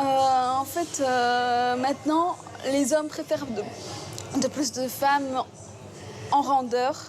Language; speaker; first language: French; non-native, local second language; Arabic